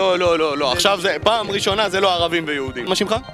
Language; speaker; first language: Hebrew; native; Hebrew